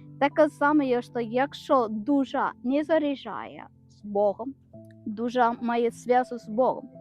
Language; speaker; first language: Ukrainian; non-native, learner; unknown